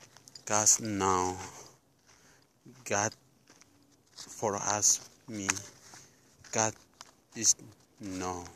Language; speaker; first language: English; non-native, learner; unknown